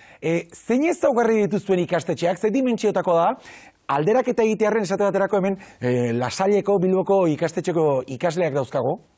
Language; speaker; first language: Basque; native; Basque